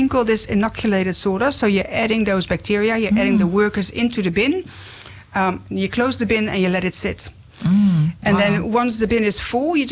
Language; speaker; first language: English; non-native, fluent; Dutch